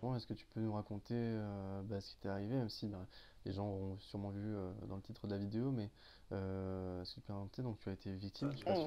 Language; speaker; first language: French; native; French